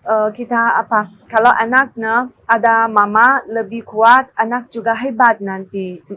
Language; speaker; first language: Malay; non-native, learner; Chinese